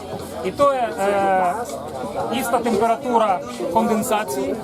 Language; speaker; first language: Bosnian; non-native, learner; Ukrainian